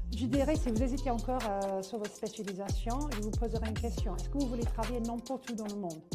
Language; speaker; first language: French; non-native, fluent; English